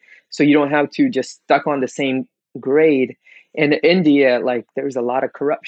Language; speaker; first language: English; non-native, local second language; Gujarati